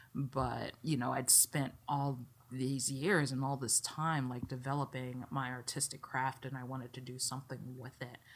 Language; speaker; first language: English; native; English